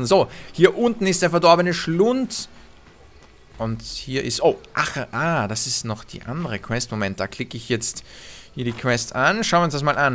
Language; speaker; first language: German; native; German